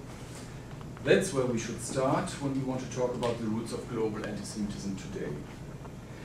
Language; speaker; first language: English; non-native, fluent; German